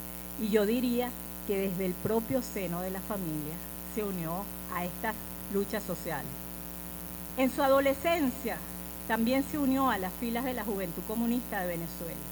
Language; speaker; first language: Spanish; native; Spanish